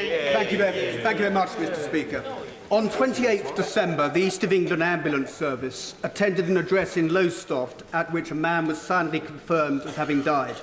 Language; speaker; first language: English; native; English